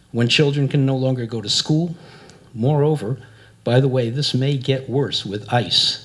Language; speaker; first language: English; native; English